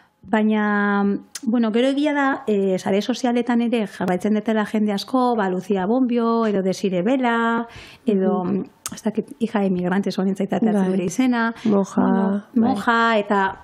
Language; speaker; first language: Basque; native; Basque